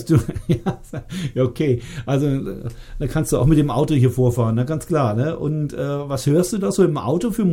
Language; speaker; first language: German; native; German